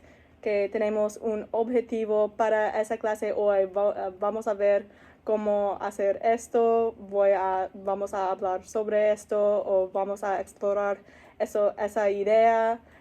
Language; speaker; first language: Spanish; non-native, learner; English